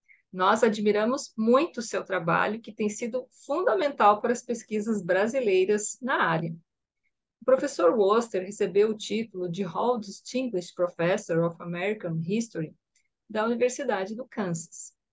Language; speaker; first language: Portuguese; native; Portuguese